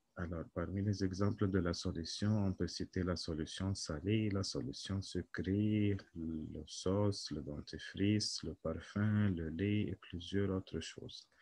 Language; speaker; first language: French; non-native, local second language; Arabic